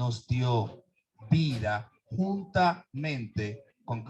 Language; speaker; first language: Spanish; native; Spanish